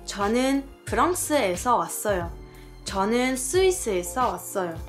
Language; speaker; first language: Korean; non-native, fluent; French